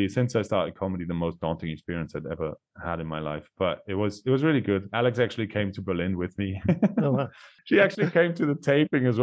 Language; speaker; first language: English; non-native, fluent; German